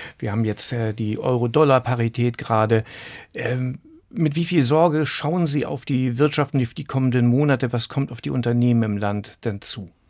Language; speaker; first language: German; native; German